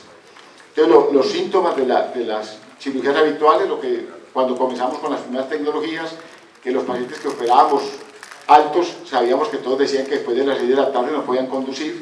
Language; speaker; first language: Spanish; native; Spanish